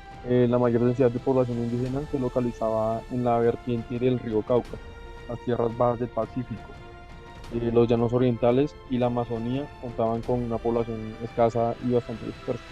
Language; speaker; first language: Spanish; native; Spanish